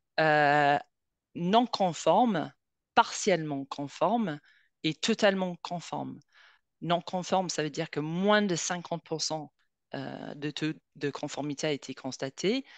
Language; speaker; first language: French; native; French